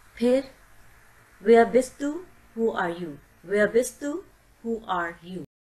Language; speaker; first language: Urdu; native; Urdu